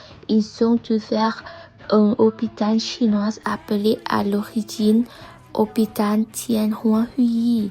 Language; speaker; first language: French; non-native, learner; Thai